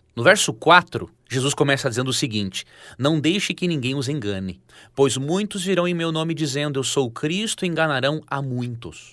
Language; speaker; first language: Portuguese; native; Portuguese